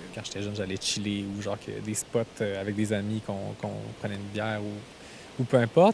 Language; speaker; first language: French; native; French